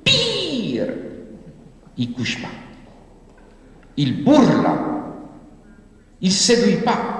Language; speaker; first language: French; non-native, fluent; Spanish